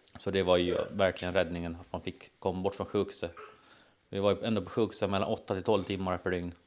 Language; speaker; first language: Swedish; native; Swedish